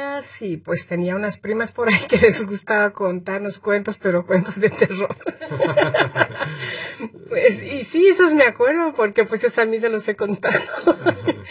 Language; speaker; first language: Spanish; native; Spanish